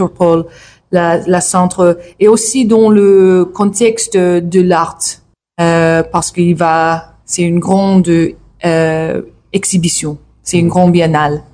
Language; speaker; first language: French; non-native, learner; English